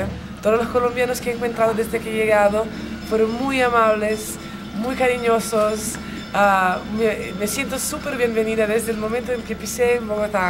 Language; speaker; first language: Spanish; non-native, fluent; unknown